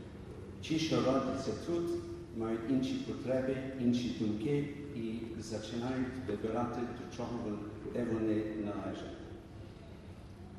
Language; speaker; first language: Ukrainian; early bilingual, other home language; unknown